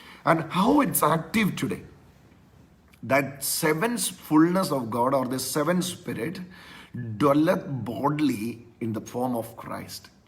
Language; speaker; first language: English; non-native, local second language; Malayalam